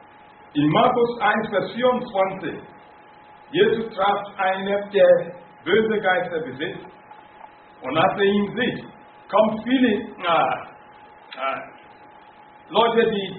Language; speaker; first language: German; non-native, fluent; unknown